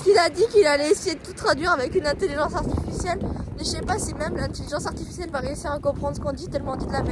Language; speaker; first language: French; native; French